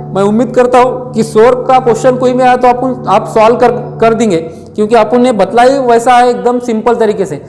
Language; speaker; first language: Hindi; non-native, local second language; Marathi